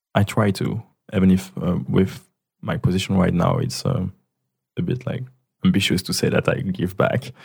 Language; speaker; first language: English; non-native, fluent; French